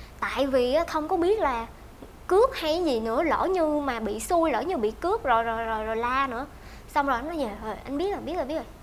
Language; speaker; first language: Vietnamese; native; Vietnamese